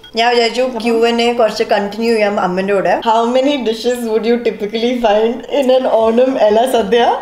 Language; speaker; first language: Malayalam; early bilingual, heritage; Malayalam